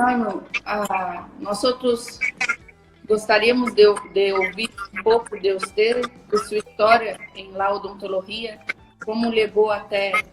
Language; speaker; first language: Spanish; non-native, learner; Portuguese